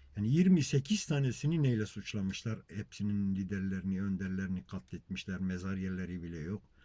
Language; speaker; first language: Turkish; non-native, local second language; Kurdish